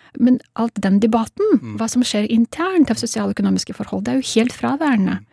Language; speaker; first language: Norwegian; non-native, fluent; Russian